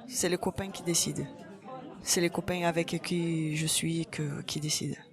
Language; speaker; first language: French; non-native, fluent; Portuguese